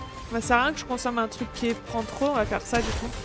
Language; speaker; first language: French; native; French